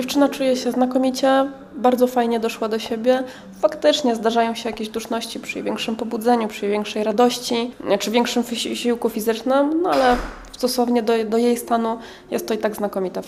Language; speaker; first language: Polish; native; Polish